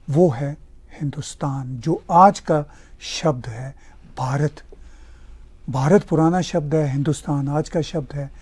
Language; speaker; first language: Urdu; native; Urdu